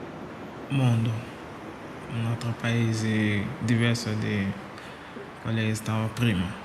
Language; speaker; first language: Italian; non-native, learner; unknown